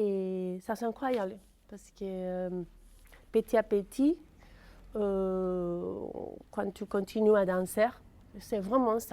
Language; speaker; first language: French; non-native, fluent; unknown